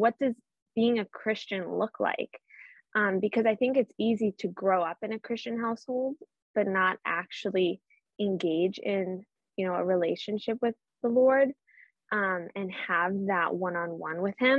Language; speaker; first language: English; native; English